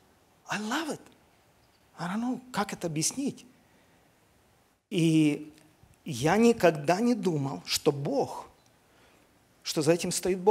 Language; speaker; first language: Russian; native; Russian